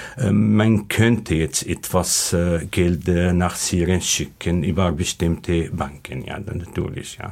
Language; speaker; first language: German; non-native, learner; Arabic